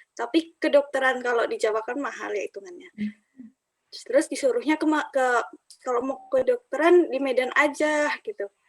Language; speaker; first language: Indonesian; native; Indonesian